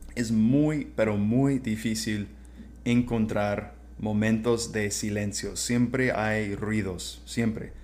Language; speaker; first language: Spanish; non-native, fluent; English